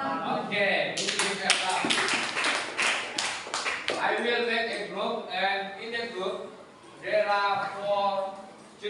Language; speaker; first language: English; non-native, learner; Indonesian